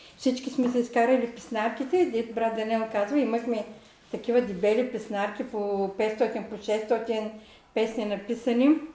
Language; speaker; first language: Bulgarian; non-native, local second language; Turkish